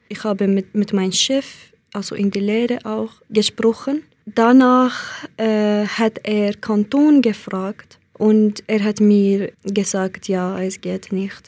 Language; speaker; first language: German; non-native, learner; Central Kurdish